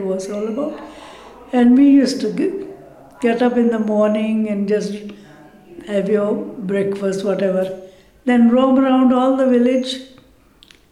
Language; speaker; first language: English; non-native, local second language; Punjabi